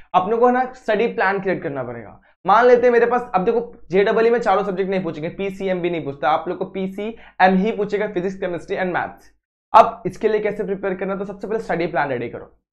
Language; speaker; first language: Hindi; native; Hindi